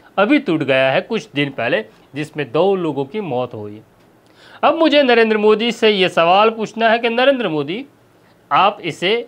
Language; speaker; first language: Hindi; non-native, local second language; Gujarati